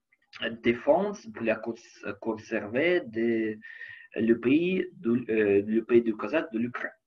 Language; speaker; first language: French; non-native, learner; Ukrainian